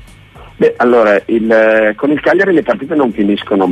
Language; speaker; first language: Italian; native; Italian